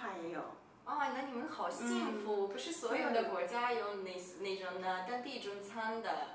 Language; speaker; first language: Chinese; non-native, fluent; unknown